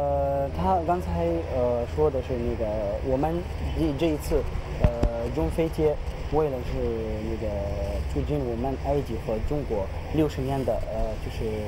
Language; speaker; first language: Chinese; non-native, fluent; Arabic